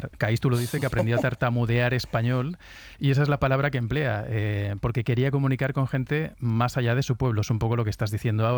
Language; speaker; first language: Spanish; native; Spanish